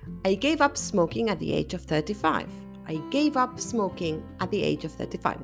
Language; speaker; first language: English; non-native, fluent; Spanish